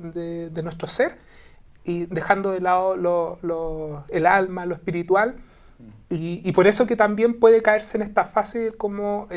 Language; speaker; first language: Spanish; native; Spanish